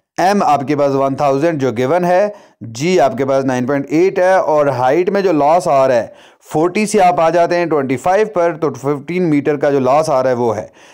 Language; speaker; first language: Urdu; non-native, local second language; Punjabi